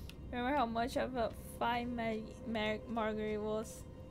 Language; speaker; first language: English; non-native, fluent; Portuguese